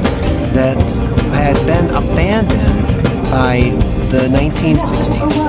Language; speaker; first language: English; native; English